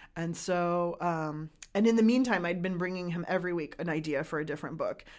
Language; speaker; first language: English; native; English